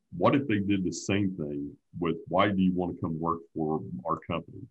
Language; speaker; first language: English; native; English